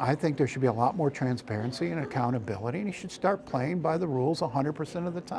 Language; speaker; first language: English; native; English